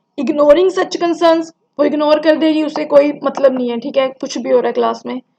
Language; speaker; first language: Hindi; non-native, local second language; Punjabi